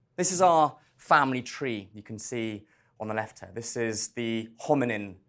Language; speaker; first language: English; native; English